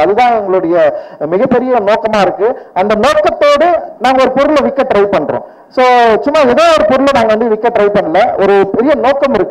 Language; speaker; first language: Tamil; native; Tamil